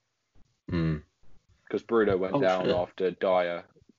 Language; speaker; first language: English; native; English